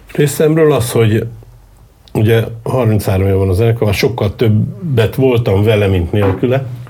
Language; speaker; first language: Hungarian; native; Hungarian